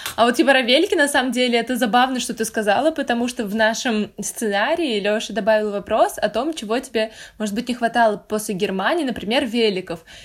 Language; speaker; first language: Russian; native; Russian